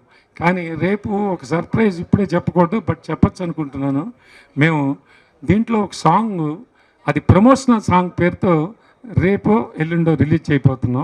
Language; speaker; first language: Telugu; native; Telugu